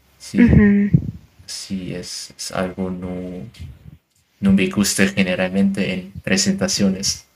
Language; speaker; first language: Spanish; non-native, learner; German